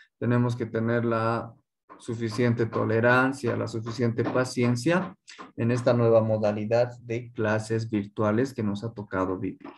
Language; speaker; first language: Spanish; non-native, local second language; Quechua